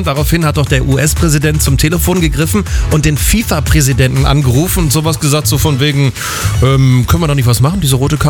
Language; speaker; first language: German; native; German